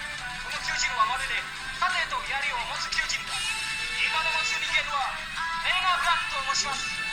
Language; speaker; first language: Japanese; non-native, learner; Indonesian